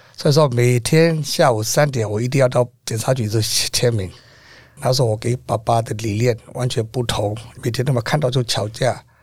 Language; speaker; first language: Chinese; non-native, fluent; Burmese